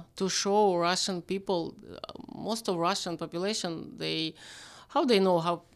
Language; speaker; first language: English; non-native, learner; Ukrainian